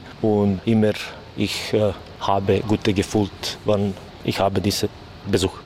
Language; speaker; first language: German; non-native, learner; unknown